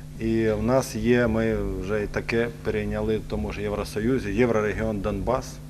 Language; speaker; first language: Ukrainian; non-native, local second language; Russian